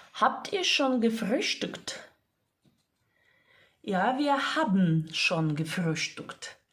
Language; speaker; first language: German; non-native, fluent; Ukrainian